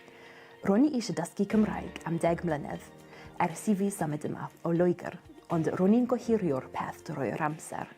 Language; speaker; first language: Welsh; non-native, learner; English